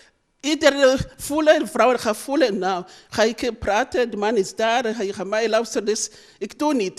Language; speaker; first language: Dutch; non-native, learner; Rundi